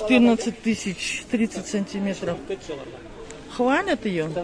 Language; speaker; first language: Russian; native; Russian